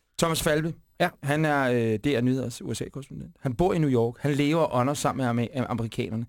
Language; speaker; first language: Danish; native; Danish